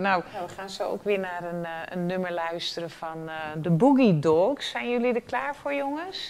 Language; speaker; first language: Dutch; native; Dutch